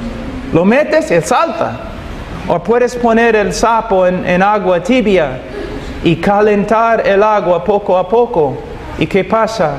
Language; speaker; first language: Spanish; non-native, fluent; English